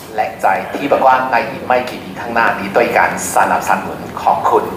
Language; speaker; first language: Thai; non-native, learner; Cantonese